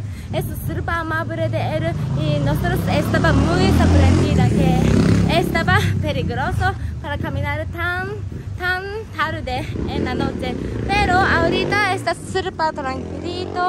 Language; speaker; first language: Spanish; non-native, fluent; Japanese